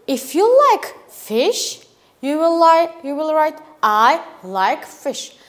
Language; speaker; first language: English; non-native, fluent; Turkish